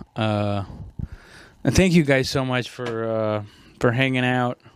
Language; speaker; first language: English; non-native, fluent; Spanish